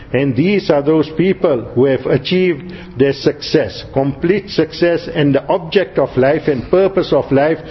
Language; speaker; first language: English; native; English